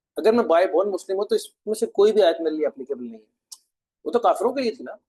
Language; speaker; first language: Urdu; non-native, local second language; Punjabi